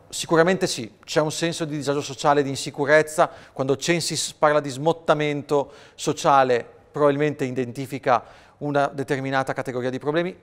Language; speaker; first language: Italian; native; Italian